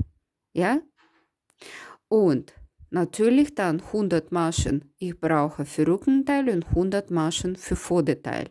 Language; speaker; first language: German; non-native, fluent; Russian